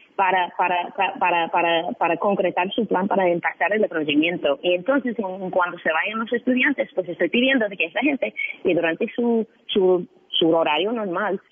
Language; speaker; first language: Spanish; non-native, fluent; English